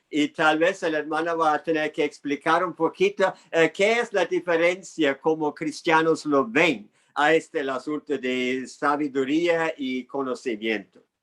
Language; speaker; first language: Spanish; non-native, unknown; English